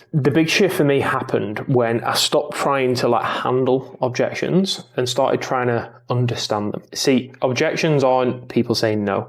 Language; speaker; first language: English; native; English